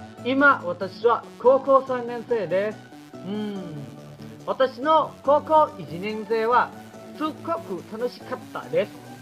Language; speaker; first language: Japanese; non-native, learner; Thai